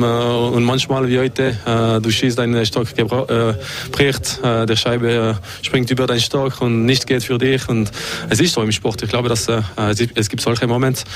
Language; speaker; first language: German; non-native, fluent; French